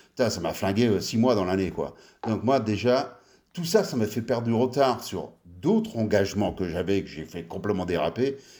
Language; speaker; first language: French; early bilingual, other home language; Italian